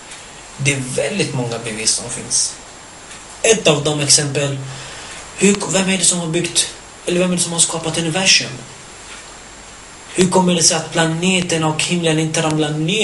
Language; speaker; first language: Swedish; early bilingual, other home language; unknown